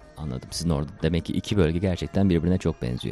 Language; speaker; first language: Turkish; native; Turkish